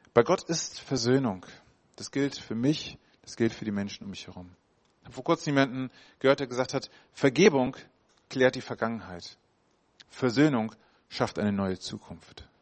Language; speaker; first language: German; native; German